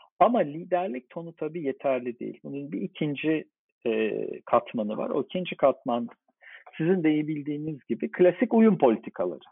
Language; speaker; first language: Turkish; native; Turkish